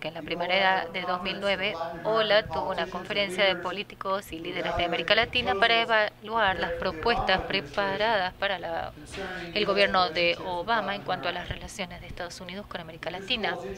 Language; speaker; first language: Spanish; non-native, fluent; English